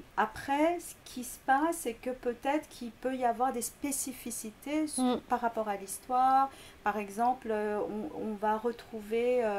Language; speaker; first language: French; non-native, fluent; Korean